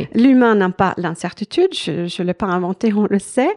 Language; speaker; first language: French; non-native, fluent; Swedish